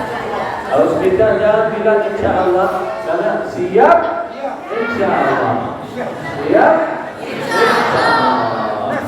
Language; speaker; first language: Indonesian; non-native, learner; Arabic